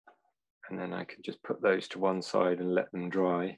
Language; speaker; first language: English; native; English